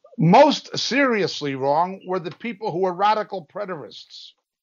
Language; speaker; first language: English; native; English